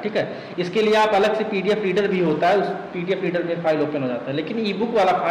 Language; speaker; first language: Hindi; native; Hindi